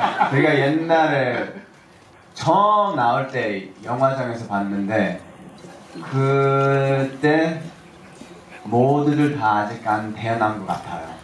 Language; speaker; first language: Korean; early bilingual, heritage; English